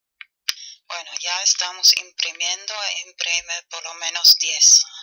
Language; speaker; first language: Spanish; non-native, fluent; German